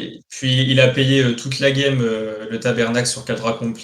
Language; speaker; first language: French; native; French